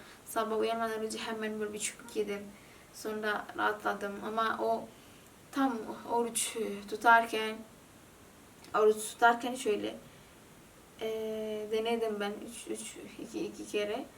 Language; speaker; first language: Turkish; non-native, learner; Indonesian